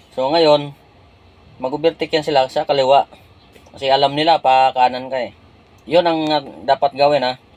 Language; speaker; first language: Filipino; non-native, local second language; Cebuano